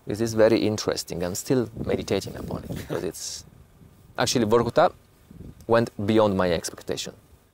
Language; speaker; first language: English; non-native, fluent; Italian